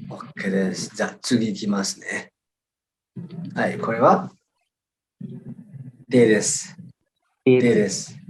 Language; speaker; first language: Japanese; non-native, fluent; Nepali